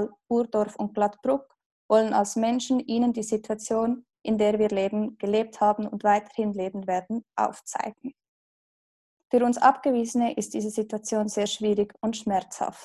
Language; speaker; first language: German; native; German